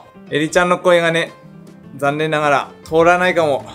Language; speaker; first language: Japanese; native; Japanese